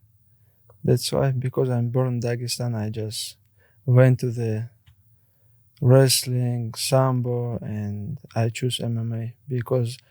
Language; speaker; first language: English; non-native, learner; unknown